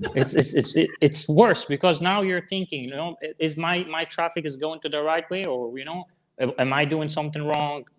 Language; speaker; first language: English; non-native, fluent; Arabic